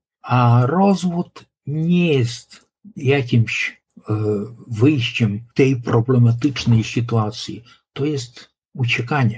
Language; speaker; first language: Polish; non-native, local second language; Lithuanian